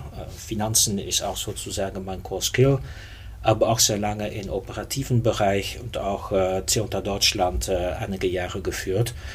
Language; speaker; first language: German; non-native, fluent; Dutch